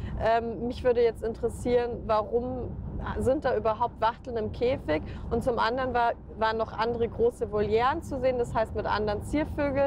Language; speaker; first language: German; native; German